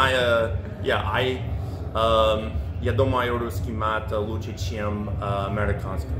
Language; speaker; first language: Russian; non-native, learner; English